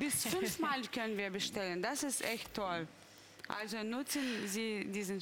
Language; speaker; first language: German; non-native, fluent; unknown